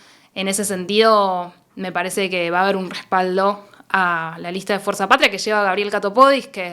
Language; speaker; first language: Spanish; native; Spanish